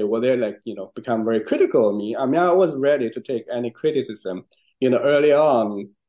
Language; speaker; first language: English; non-native, fluent; Chinese